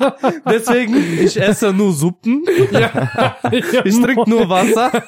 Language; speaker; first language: German; non-native, fluent; Italian